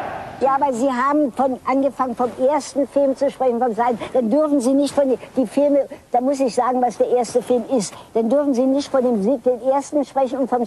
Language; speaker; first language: German; native; German